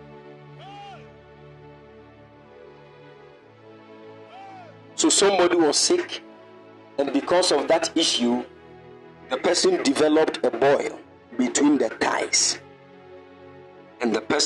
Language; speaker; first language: English; non-native, local second language; Akan